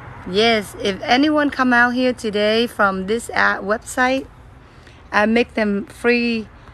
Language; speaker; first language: English; non-native, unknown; Vietnamese